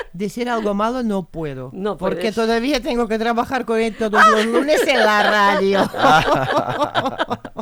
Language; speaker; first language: Spanish; non-native, fluent; Russian